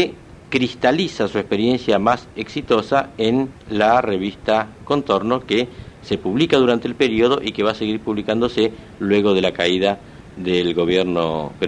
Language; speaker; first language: Spanish; native; Spanish